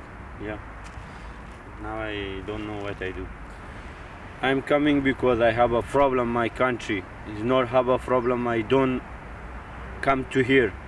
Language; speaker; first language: English; non-native, learner; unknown